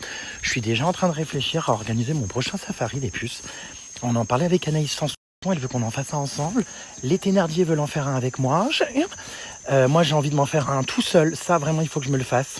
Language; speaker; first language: French; native; French